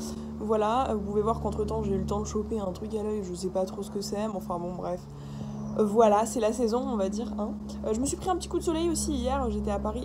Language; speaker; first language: French; native; French